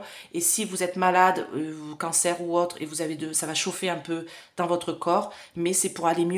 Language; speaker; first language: French; native; French